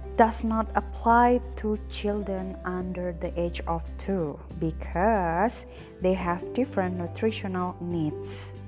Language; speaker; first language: English; non-native, fluent; Indonesian